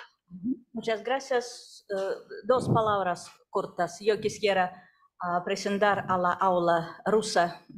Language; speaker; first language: Spanish; non-native, fluent; Russian